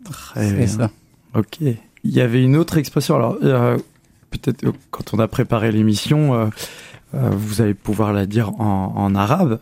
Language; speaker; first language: French; native; French